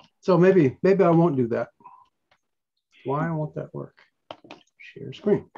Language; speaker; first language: English; native; English